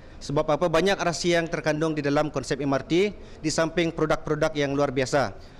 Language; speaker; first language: Malay; native; Malay